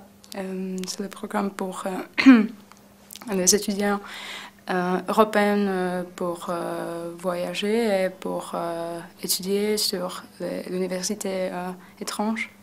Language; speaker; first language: French; non-native, learner; Slovak